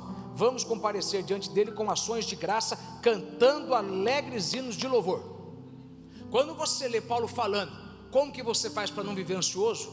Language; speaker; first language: Portuguese; native; Portuguese